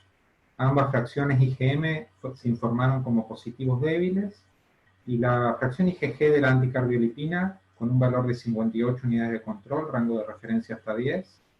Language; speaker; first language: Spanish; native; Spanish